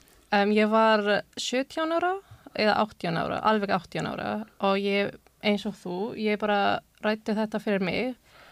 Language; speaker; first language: Icelandic; non-native, learner; Urdu